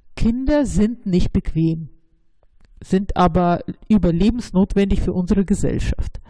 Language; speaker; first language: German; early bilingual, other home language; Russian